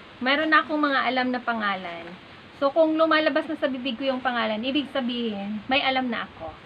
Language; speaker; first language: Filipino; non-native, local second language; Cebuano